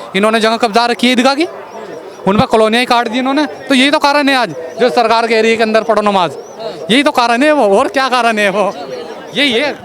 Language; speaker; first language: Hindi; native; Hindi